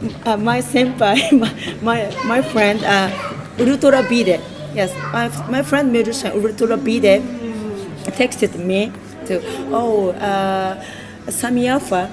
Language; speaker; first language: English; non-native, learner; Japanese